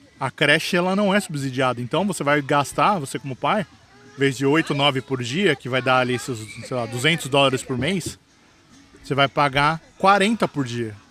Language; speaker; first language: Portuguese; native; Portuguese